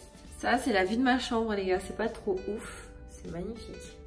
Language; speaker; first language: French; early bilingual, other home language; Arabic